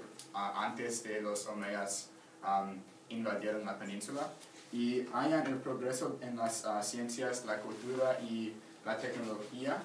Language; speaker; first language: Spanish; non-native, learner; English